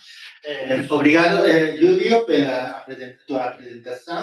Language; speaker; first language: Portuguese; non-native, fluent; Japanese